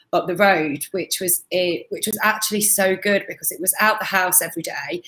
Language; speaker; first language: English; native; English